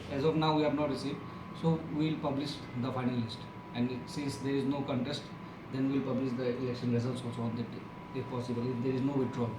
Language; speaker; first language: English; non-native, local second language; Bangla